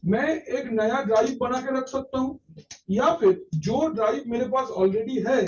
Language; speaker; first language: Hindi; non-native, local second language; Bangla